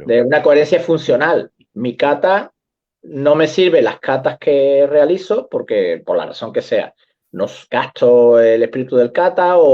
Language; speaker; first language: Spanish; native; Spanish